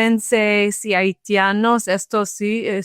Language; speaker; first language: Spanish; non-native, fluent; English